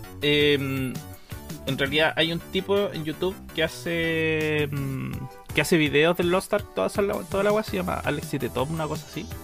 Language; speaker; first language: Spanish; native; Spanish